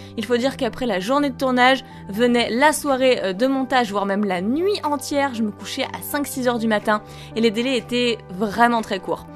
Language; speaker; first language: French; native; French